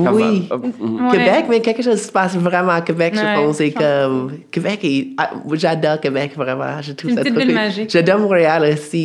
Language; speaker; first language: French; non-native, fluent; English